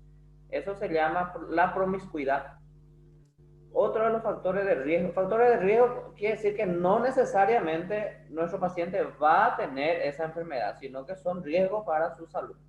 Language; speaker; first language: Spanish; non-native, fluent; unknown